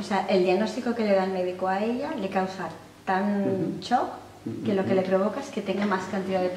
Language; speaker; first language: Spanish; native; Spanish